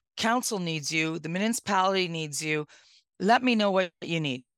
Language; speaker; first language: English; native; English